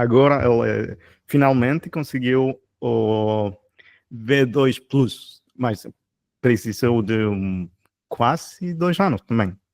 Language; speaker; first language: Portuguese; non-native, fluent; Spanish